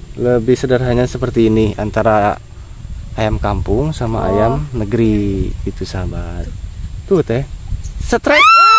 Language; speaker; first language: Indonesian; non-native, local second language; Sundanese